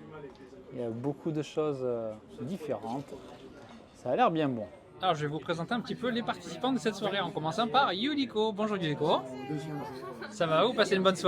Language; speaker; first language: French; native; French